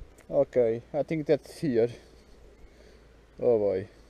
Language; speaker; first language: English; non-native, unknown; Portuguese